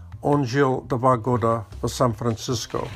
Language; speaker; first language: Russian; non-native, learner; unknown